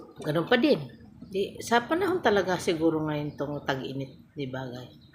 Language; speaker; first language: Filipino; non-native, local second language; Cebuano